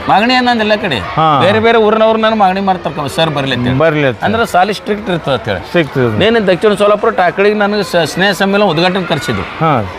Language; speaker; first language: Kannada; native; Kannada